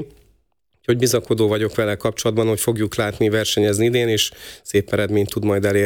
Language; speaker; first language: Hungarian; native; Hungarian